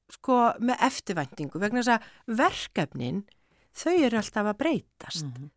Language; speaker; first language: Icelandic; native; Icelandic